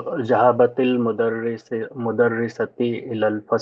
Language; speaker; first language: Arabic; non-native, learner; Urdu